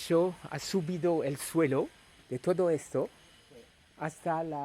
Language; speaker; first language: Spanish; non-native, learner; French